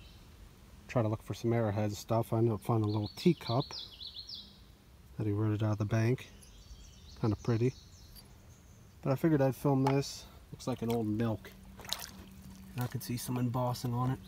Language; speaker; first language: English; native; English